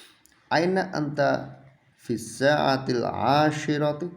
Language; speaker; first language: Arabic; non-native, learner; Indonesian